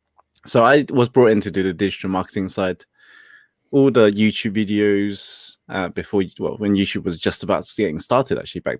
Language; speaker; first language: English; native; English